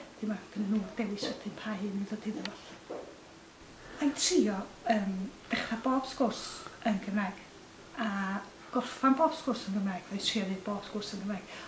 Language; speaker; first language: Welsh; native; Welsh